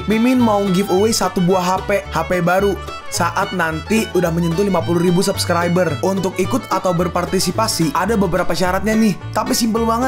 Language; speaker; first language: Indonesian; native; Indonesian